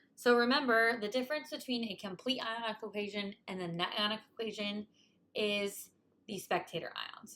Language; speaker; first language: English; native; English